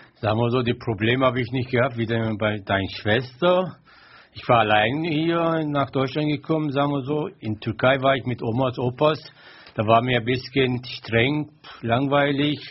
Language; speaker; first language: German; non-native, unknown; Turkish